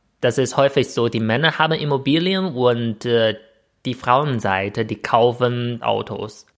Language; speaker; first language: German; non-native, fluent; Chinese